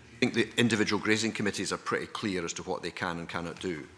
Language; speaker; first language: English; native; English